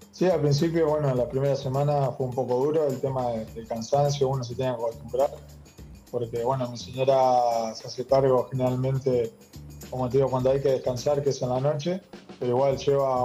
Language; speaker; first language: Spanish; native; Spanish